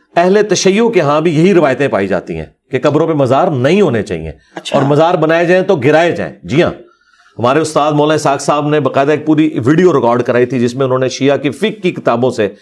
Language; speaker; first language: Urdu; non-native, local second language; Punjabi